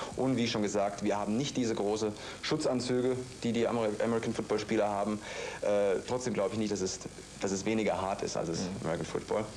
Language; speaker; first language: German; native; German